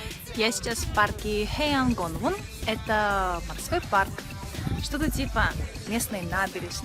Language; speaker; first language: Russian; native; Russian